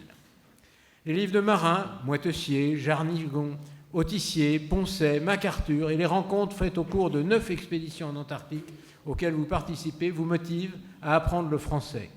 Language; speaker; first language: French; native; French